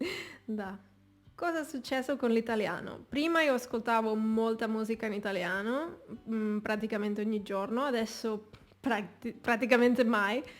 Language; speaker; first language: Italian; non-native, fluent; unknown